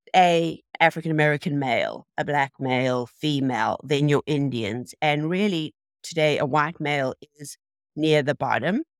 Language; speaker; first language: English; native; English